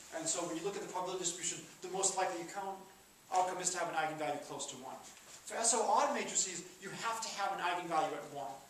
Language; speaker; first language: English; native; English